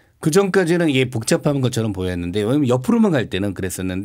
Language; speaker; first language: Korean; native; Korean